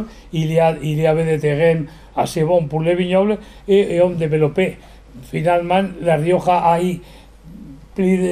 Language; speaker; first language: French; non-native, learner; Spanish